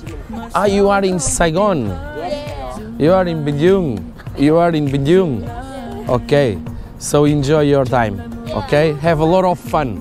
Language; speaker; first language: English; non-native, fluent; Portuguese